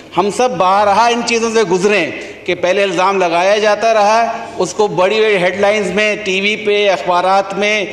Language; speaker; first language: Urdu; native; Urdu